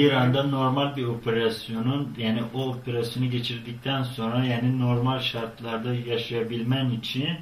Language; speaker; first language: Turkish; non-native, fluent; Persian